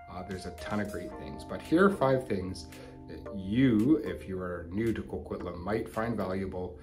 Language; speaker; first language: English; native; English